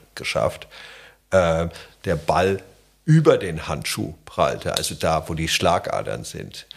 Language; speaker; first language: German; non-native, fluent; Czech